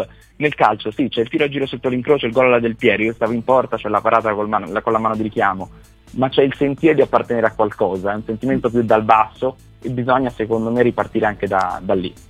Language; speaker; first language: Italian; native; Italian